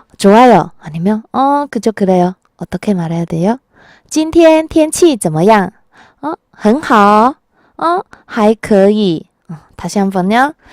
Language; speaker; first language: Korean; non-native, fluent; Chinese